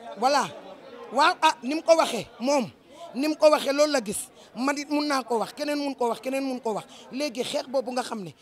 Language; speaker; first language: Wolof; non-native, local second language; Serer